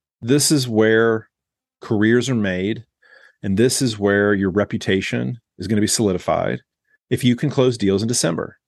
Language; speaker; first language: English; native; English